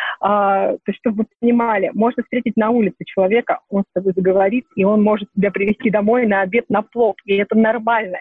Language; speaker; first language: Russian; native; Russian